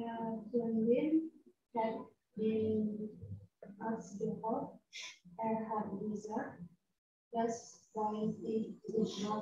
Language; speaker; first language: German; non-native, learner; Indonesian